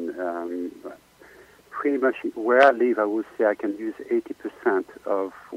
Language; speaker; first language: English; non-native, fluent; French